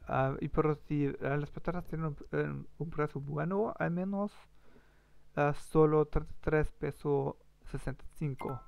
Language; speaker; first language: Spanish; non-native, learner; German